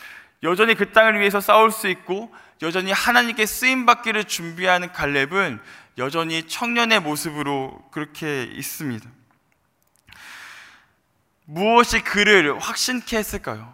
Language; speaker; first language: Korean; native; Korean